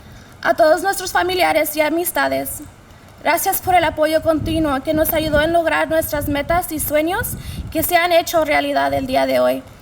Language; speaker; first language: Spanish; early bilingual, heritage; Spanish